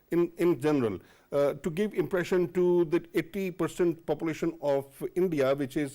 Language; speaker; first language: English; non-native, local second language; Urdu